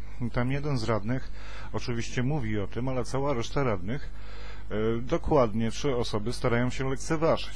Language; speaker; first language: Polish; native; Polish